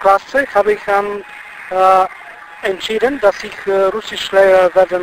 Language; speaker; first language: German; non-native, fluent; Bulgarian